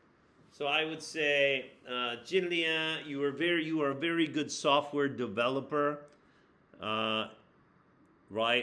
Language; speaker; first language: English; non-native, fluent; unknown